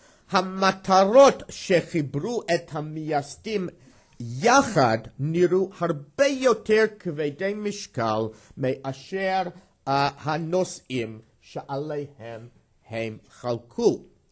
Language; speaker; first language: Hebrew; non-native, fluent; English